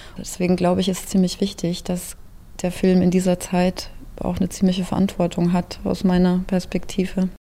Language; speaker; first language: German; native; German